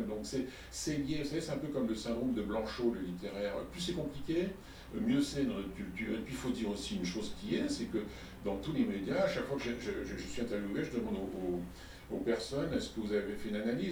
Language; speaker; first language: French; native; French